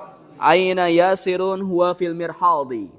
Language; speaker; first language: Arabic; non-native, learner; Indonesian